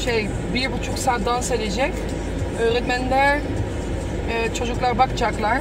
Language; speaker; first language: Turkish; non-native, learner; Dutch